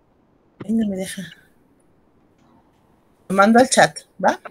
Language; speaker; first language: Spanish; native; Spanish